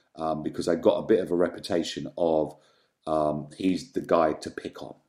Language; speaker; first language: English; native; English